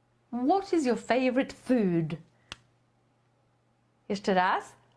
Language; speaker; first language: English; non-native, fluent; Polish